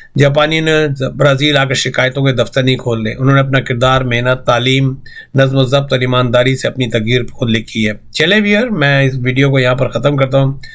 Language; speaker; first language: Urdu; native; Urdu